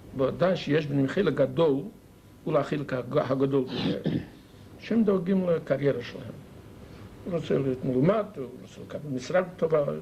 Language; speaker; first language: Hebrew; non-native, fluent; Yiddish